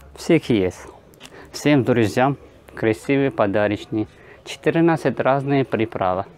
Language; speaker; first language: Russian; non-native, learner; Turkish